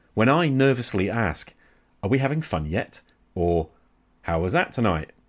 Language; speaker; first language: English; native; English